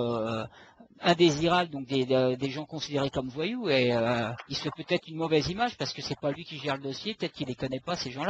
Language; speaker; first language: French; native; French